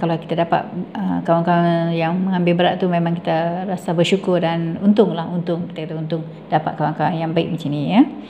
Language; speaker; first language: Malay; non-native, local second language; Tamil